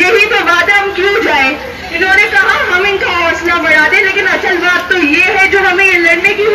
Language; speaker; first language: Hindi; non-native, local second language; Malayalam